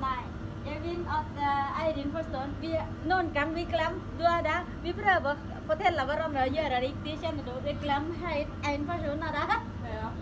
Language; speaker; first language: Norwegian; non-native, learner; Thai